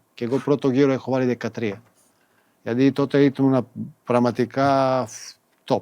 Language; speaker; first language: Greek; non-native, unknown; Serbian